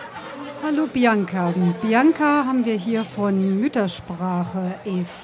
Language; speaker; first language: German; early bilingual, other home language; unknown